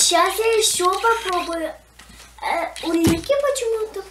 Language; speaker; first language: Russian; early bilingual, heritage; Russian